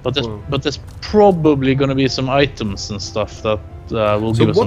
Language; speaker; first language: English; non-native, fluent; Norwegian